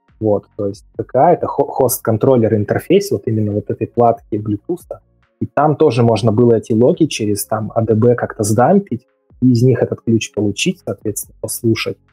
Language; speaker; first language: Russian; native; Russian